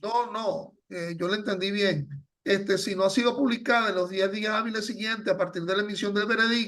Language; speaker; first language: Spanish; native; Spanish